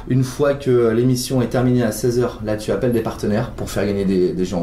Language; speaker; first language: French; native; French